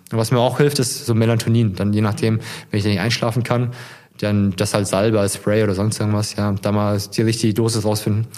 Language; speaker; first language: German; early bilingual, other home language; Korean